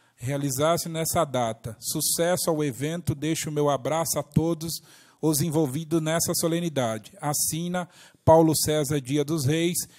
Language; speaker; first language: Portuguese; native; Portuguese